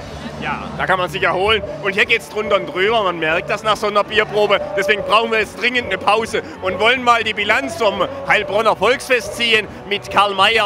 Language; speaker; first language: German; native; German